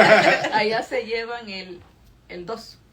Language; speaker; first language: Spanish; native; Spanish